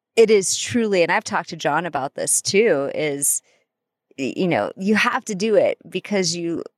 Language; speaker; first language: English; native; English